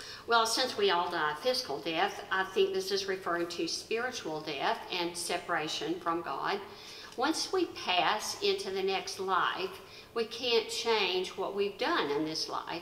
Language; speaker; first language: English; native; English